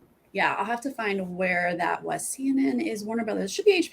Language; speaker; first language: English; native; English